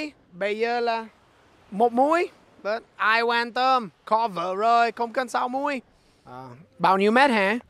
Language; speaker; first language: Vietnamese; non-native, learner; English